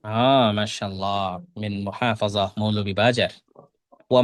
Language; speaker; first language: Arabic; non-native, fluent; Bangla